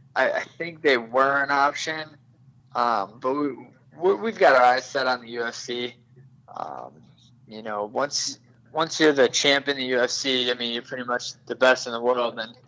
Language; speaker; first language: English; native; English